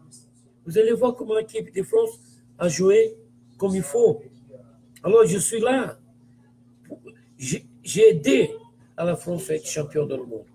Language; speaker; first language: French; non-native, fluent; Portuguese